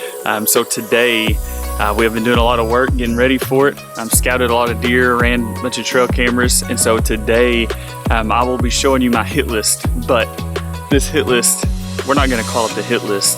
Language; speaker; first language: English; native; English